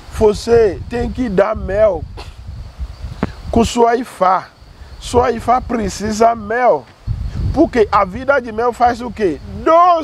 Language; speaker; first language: Portuguese; non-native, learner; Yoruba